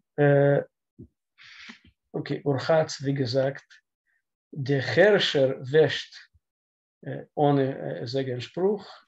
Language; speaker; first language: German; non-native, learner; Russian